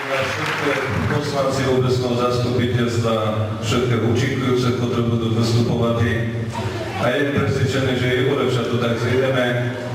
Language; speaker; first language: Slovak; non-native, local second language; Rusyn